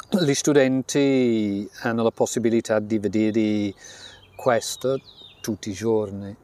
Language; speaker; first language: Italian; non-native, fluent; English